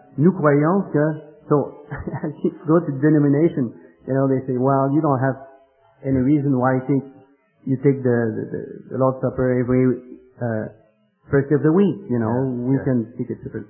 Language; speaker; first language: English; non-native, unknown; French